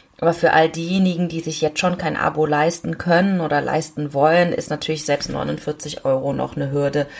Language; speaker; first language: German; early bilingual, other home language; Korean